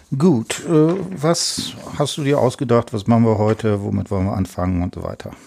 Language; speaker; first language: German; native; German